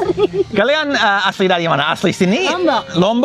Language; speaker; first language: Indonesian; non-native, fluent; English